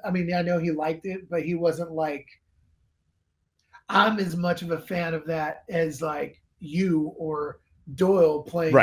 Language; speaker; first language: English; native; English